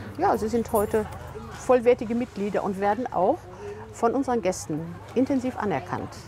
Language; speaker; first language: German; native; German